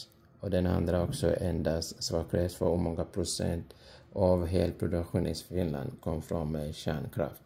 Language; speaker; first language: Swedish; non-native, fluent; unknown